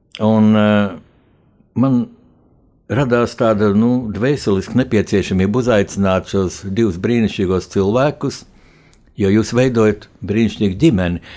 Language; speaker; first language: Latvian; native; Latvian